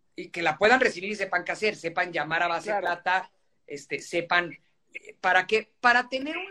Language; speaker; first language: Spanish; native; Spanish